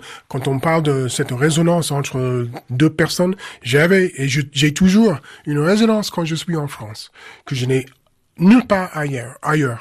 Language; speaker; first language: French; non-native, fluent; English